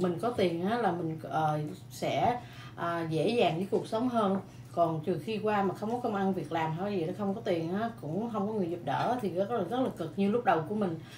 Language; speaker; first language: Vietnamese; native; Vietnamese